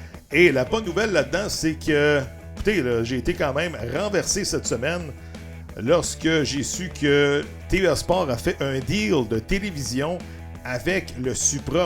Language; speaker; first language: French; native; French